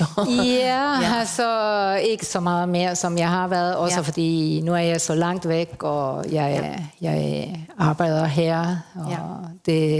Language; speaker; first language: Danish; early bilingual, heritage; Spanish